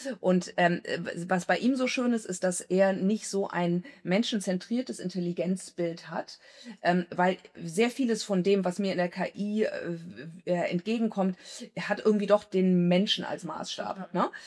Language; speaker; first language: German; native; German